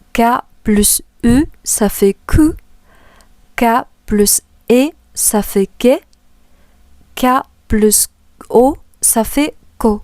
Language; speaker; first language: French; non-native, fluent; Japanese